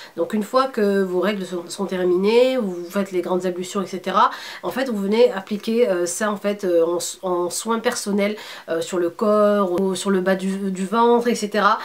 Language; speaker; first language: French; early bilingual, other home language; Arabic